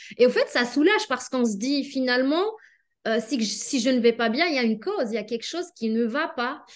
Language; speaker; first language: French; non-native, local second language; Arabic